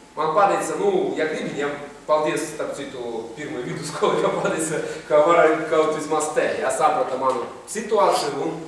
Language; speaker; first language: Latvian; non-native, local second language; Russian